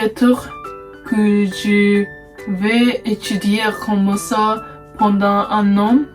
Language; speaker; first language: French; non-native, learner; Japanese